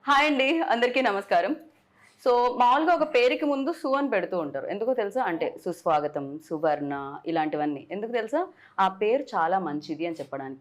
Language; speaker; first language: Telugu; native; Telugu